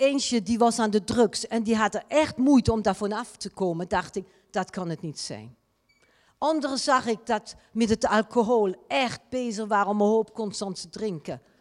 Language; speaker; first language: Dutch; non-native, fluent; French